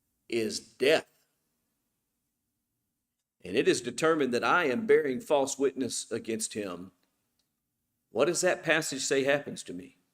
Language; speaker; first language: English; native; English